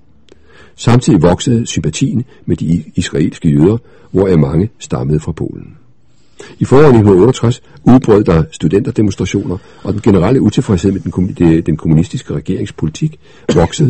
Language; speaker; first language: Danish; native; Danish